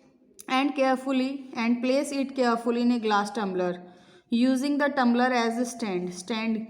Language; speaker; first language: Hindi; native; Hindi